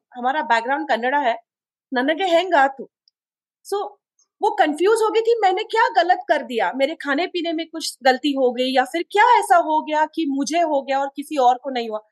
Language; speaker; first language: Hindi; non-native, local second language; Konkani